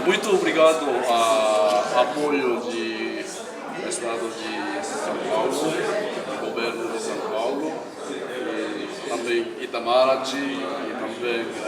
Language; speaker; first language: Portuguese; non-native, learner; Korean